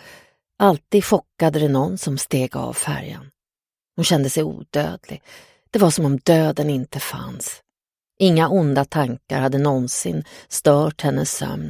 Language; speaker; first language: Swedish; native; Swedish